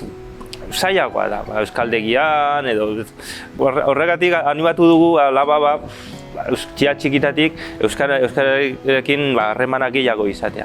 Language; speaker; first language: Basque; early bilingual, other home language; Chinese